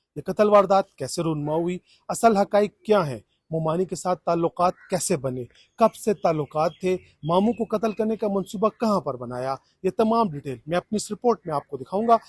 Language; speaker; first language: Urdu; non-native, local second language; Pashto